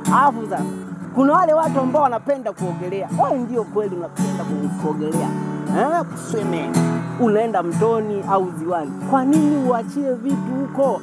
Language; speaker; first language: Swahili; native; Swahili